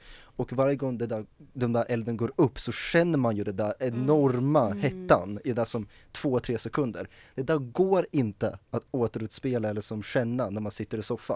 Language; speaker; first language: Swedish; native; Swedish